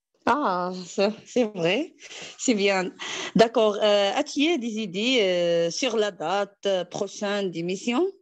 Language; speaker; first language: French; non-native, learner; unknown